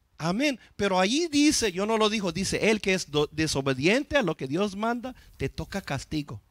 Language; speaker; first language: Spanish; non-native, fluent; English